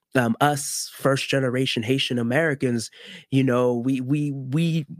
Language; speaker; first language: English; early bilingual, other home language; Haitian Creole